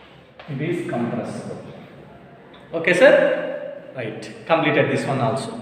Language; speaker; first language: English; non-native, local second language; Telugu